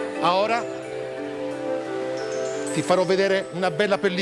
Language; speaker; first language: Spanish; non-native, learner; Italian